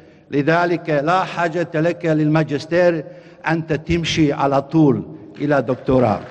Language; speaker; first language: Arabic; non-native, fluent; Bosnian